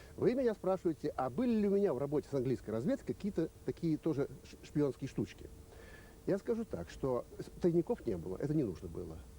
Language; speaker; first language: Russian; native; Russian